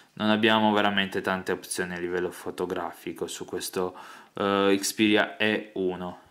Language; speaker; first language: Italian; native; Italian